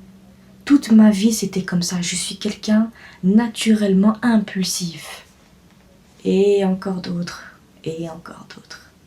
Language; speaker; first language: French; native; French